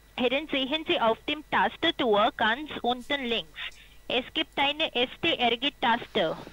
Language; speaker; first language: German; non-native, learner; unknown